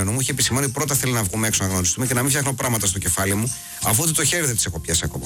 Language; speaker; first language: Greek; native; Greek